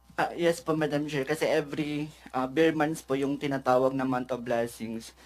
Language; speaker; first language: Filipino; native; Filipino